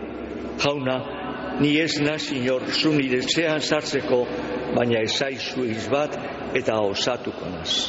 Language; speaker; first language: Basque; native; Basque